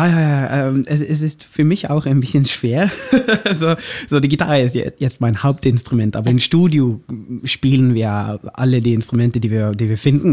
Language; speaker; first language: German; non-native, learner; Norwegian